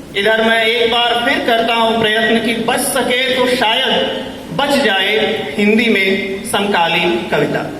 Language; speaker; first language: Hindi; native; Hindi